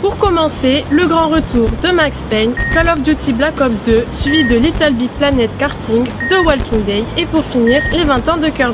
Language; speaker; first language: French; native; French